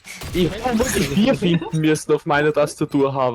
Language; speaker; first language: German; native; German